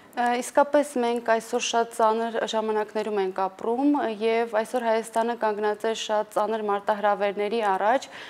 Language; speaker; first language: Armenian; non-native, local second language; Assyrian Neo-Aramaic